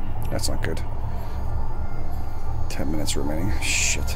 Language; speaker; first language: English; native; English